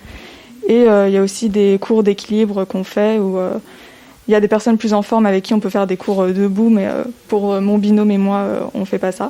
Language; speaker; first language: French; native; French